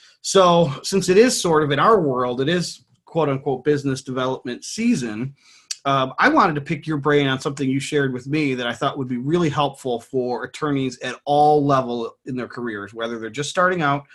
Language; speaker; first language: English; native; English